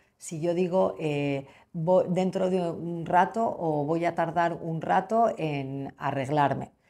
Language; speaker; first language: Spanish; native; Spanish